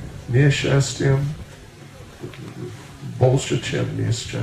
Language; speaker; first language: Russian; non-native, learner; English